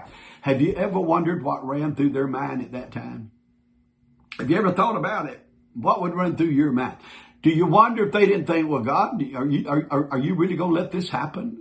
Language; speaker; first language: English; native; English